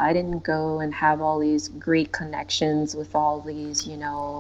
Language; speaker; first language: English; native; English